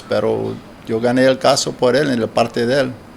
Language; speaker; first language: Spanish; non-native, learner; English